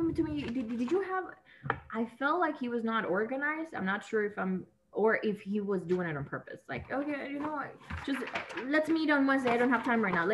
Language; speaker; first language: English; non-native, fluent; Spanish